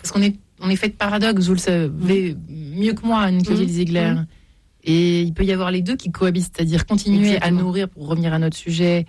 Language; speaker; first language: French; native; French